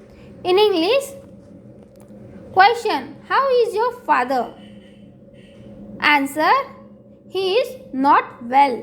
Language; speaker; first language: English; non-native, local second language; Hindi